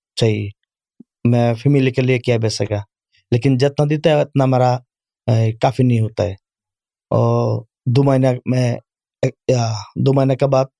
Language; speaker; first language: Urdu; non-native, learner; Bangla